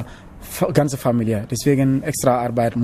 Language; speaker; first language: German; non-native, learner; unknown